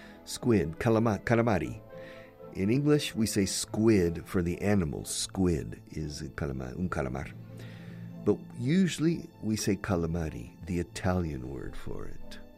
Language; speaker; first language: English; native; English